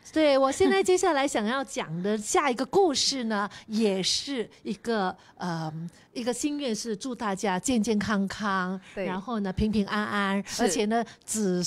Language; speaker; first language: Chinese; native; Chinese